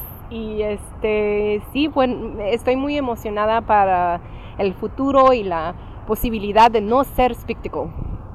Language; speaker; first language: Spanish; early bilingual, heritage; English